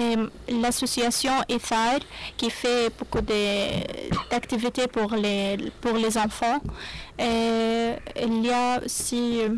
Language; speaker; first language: French; non-native, learner; Arabic